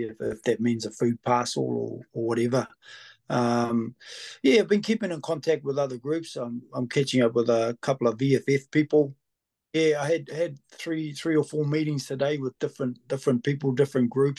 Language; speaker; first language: English; native; English